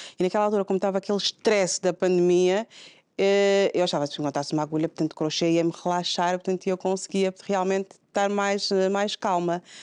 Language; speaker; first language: Portuguese; non-native, local second language; Kabuverdianu